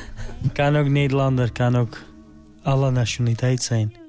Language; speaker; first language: Dutch; non-native, learner; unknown